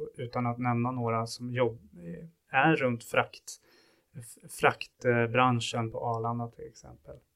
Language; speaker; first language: Swedish; native; Swedish